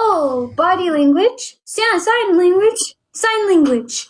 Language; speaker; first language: English; non-native, learner; Amharic